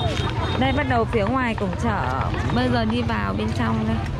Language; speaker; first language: Vietnamese; native; Vietnamese